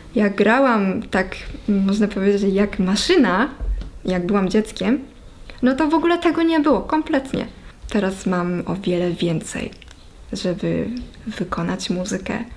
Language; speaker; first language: Polish; non-native, fluent; Japanese